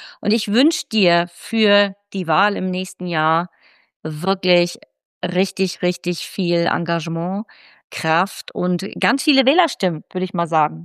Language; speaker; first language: German; native; German